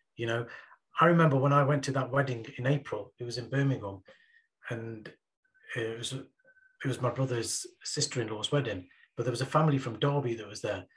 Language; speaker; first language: English; early bilingual, other home language; Punjabi